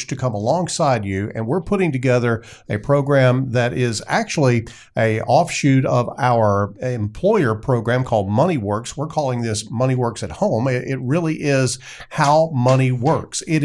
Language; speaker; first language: English; native; English